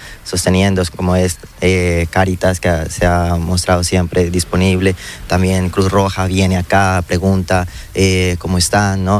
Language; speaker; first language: Spanish; native; Spanish